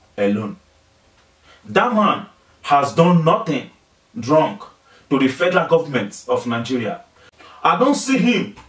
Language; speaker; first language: Nigerian Pidgin; non-native, local second language; Igbo